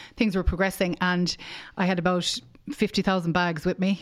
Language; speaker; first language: English; native; English